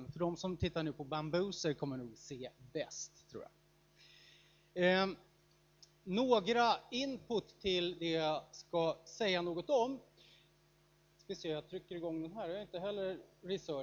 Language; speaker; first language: Swedish; native; Swedish